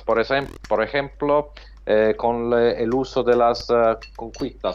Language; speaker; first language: Spanish; non-native, fluent; Italian